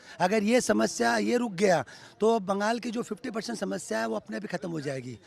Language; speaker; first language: Hindi; native; Hindi